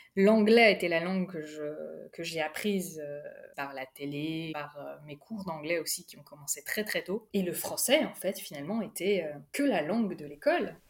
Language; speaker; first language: French; early bilingual, other home language; Urdu